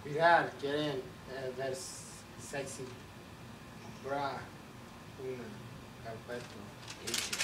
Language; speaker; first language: Spanish; non-native, learner; English